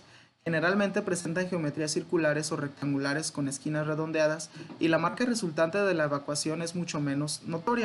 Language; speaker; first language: Spanish; native; Spanish